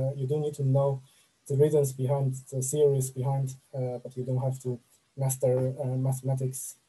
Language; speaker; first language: English; non-native, fluent; Chinese